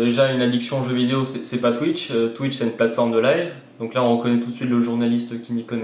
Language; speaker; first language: French; native; French